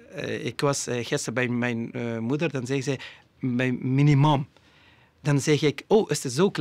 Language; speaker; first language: Dutch; non-native, learner; Persian